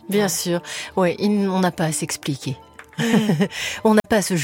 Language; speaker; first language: French; native; French